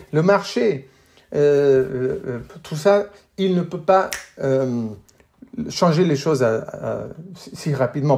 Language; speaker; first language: French; non-native, fluent; English